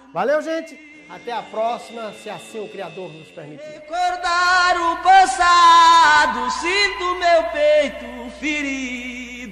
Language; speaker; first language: Portuguese; native; Portuguese